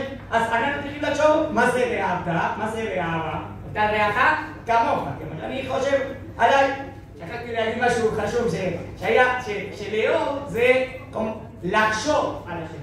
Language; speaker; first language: Hebrew; non-native, fluent; Spanish